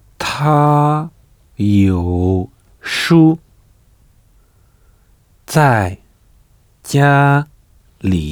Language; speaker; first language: Chinese; non-native, learner; French